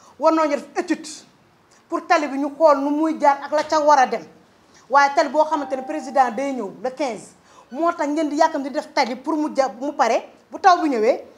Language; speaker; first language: Wolof; non-native, local second language; Fula